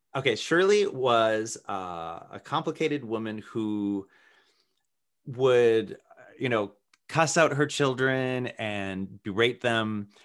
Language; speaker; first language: English; native; English